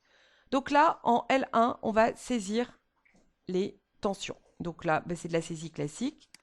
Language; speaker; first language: French; native; French